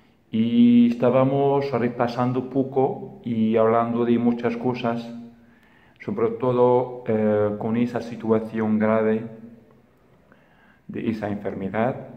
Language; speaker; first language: Spanish; non-native, fluent; Arabic